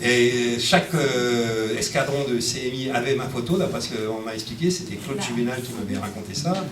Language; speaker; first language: French; native; French